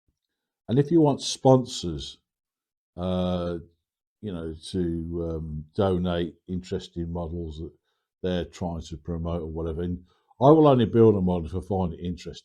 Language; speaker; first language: English; native; English